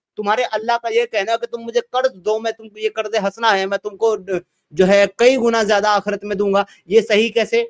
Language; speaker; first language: Hindi; native; Hindi